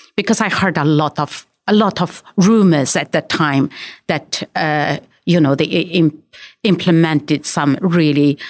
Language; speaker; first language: English; non-native, fluent; Chinese